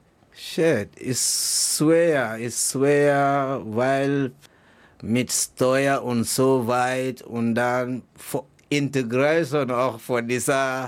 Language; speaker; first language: German; non-native, learner; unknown